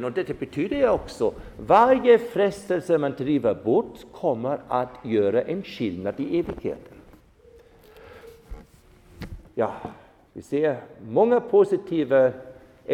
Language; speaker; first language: Swedish; non-native, fluent; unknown